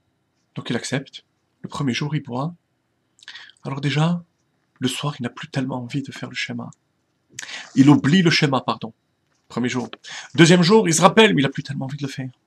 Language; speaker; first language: French; native; French